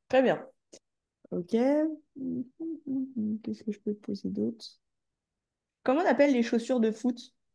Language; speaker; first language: French; native; French